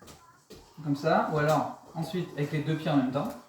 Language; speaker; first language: French; native; French